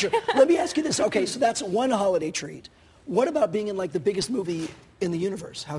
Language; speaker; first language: English; native; English